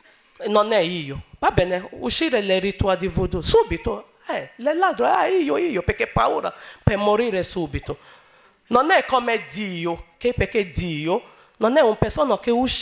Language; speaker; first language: Italian; non-native, learner; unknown